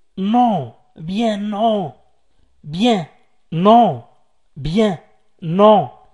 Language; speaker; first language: French; non-native, local second language; Arabic